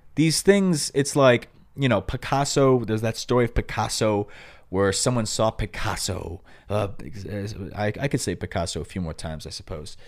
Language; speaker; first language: English; native; English